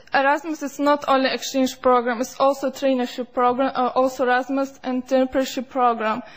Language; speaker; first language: English; non-native, fluent; Lithuanian